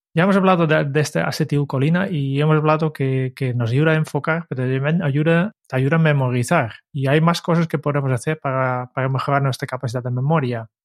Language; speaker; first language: Spanish; non-native, fluent; Dutch